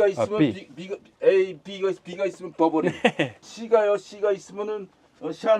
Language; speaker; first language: Korean; native; Korean